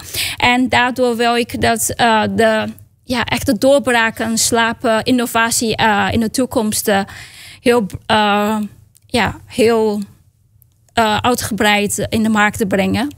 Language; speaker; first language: Dutch; non-native, fluent; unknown